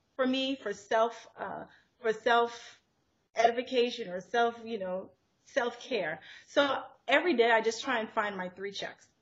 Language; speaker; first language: English; native; English